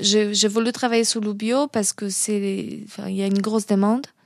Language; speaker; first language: French; non-native, fluent; Portuguese